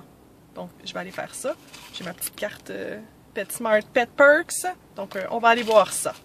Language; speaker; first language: French; native; French